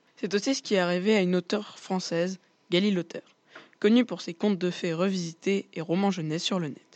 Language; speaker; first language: French; native; French